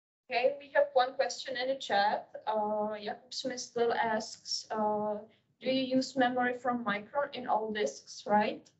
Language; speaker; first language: English; non-native, fluent; Czech